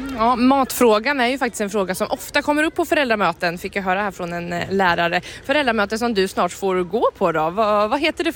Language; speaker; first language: Swedish; native; Swedish